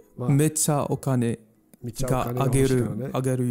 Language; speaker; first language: Japanese; non-native, learner; Arabic